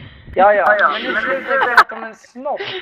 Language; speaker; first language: Swedish; native; Swedish